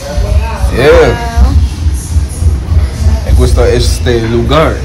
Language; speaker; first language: Spanish; non-native, learner; English